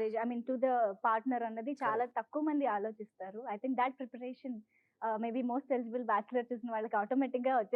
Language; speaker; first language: Telugu; native; Telugu